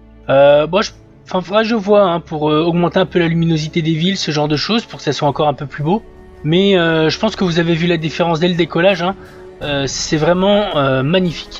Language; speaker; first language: French; native; French